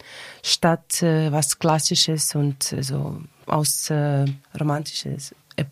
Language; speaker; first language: German; non-native, learner; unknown